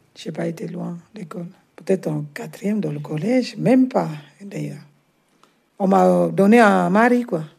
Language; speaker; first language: French; non-native, learner; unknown